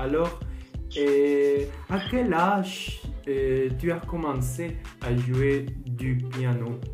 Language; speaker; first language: French; non-native, fluent; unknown